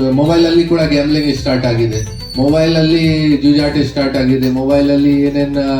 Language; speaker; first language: Kannada; non-native, fluent; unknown